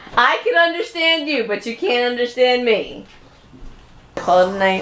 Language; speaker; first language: English; early bilingual, other home language; Spanish